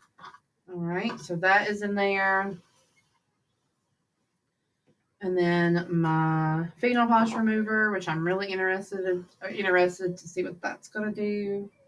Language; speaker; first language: English; native; English